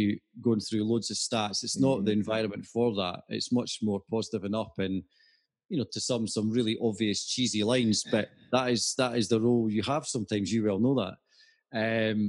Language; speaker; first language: English; native; English